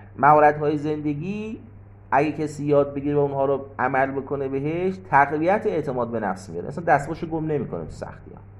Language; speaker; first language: Persian; non-native, local second language; Azerbaijani